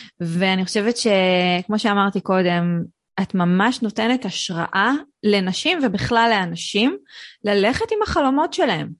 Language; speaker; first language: Hebrew; native; Hebrew